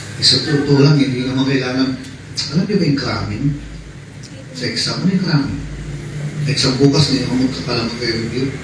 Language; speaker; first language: Filipino; native; Filipino